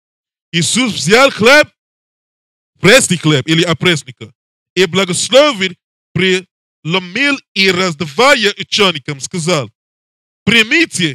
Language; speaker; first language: Russian; non-native, learner; English